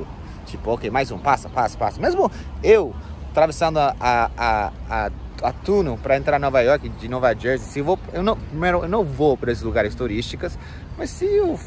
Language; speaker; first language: Portuguese; non-native, fluent; English